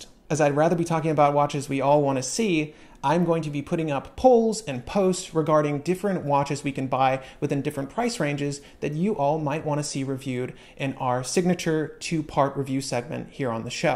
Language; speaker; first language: English; native; English